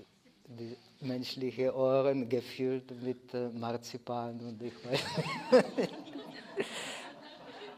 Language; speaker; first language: German; non-native, fluent; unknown